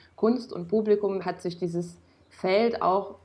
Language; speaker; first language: German; non-native, fluent; Romanian